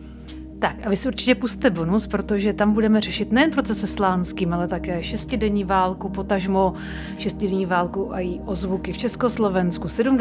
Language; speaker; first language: Czech; native; Czech